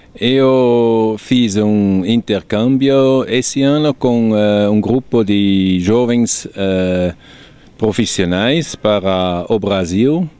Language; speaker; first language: Portuguese; non-native, fluent; German